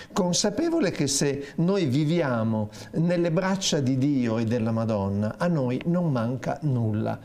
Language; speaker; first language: Italian; native; Italian